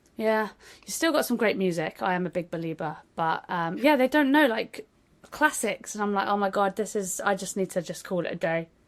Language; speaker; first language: English; native; English